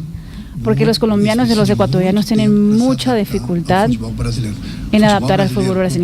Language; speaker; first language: Spanish; non-native, learner; Portuguese